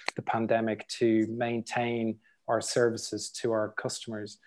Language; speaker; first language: English; native; English